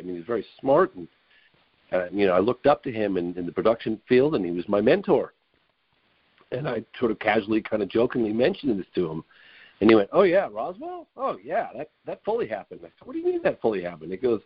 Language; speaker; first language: English; native; English